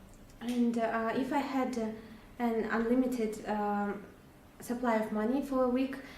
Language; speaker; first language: English; non-native, learner; Russian